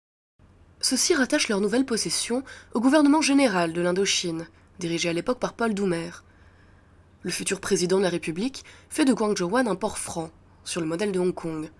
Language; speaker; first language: French; native; French